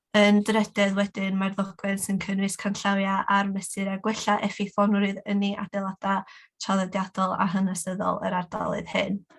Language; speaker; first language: Welsh; native; Welsh